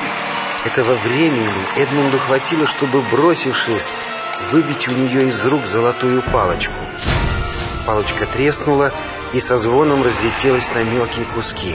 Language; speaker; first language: Russian; native; Russian